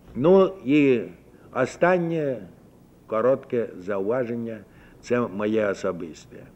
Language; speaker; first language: Ukrainian; native; Ukrainian